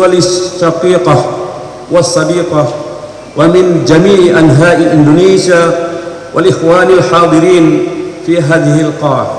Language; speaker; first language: Arabic; non-native, fluent; Indonesian